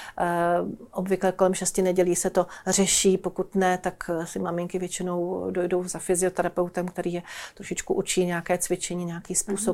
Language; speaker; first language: Czech; native; Czech